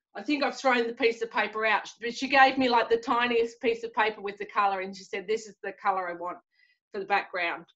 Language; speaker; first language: English; native; English